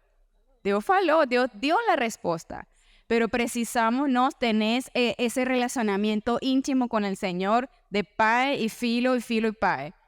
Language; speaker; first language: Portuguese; non-native, learner; Spanish